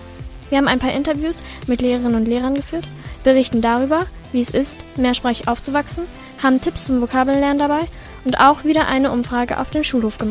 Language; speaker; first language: German; native; German